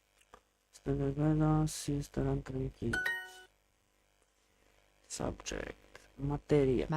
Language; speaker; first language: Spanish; non-native, learner; Polish